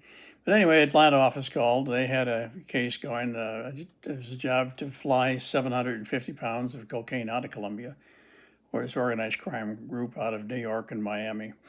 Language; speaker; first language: English; native; English